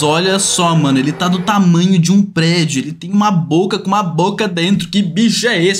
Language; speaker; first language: Portuguese; native; Portuguese